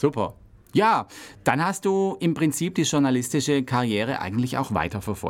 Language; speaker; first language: German; native; German